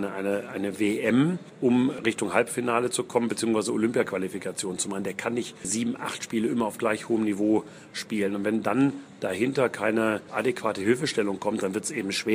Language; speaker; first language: German; native; German